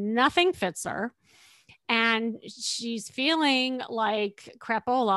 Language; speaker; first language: English; native; English